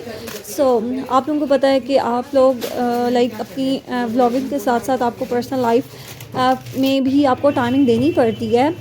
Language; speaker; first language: Urdu; native; Urdu